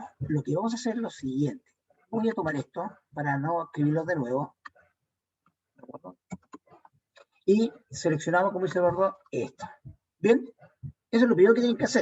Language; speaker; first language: Spanish; native; Spanish